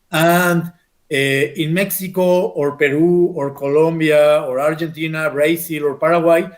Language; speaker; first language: English; non-native, fluent; Spanish